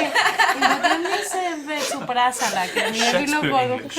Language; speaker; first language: Slovenian; non-native, fluent; Spanish